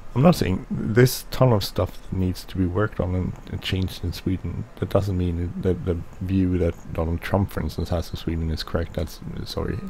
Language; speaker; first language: English; non-native, fluent; Swedish